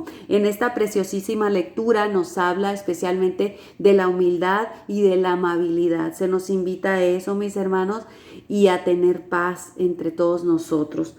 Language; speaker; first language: Spanish; native; Spanish